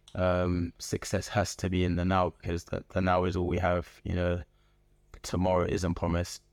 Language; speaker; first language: English; native; English